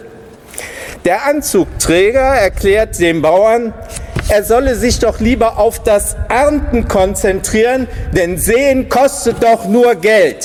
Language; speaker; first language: German; native; German